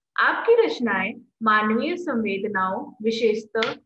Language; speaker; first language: Hindi; non-native, local second language; Marathi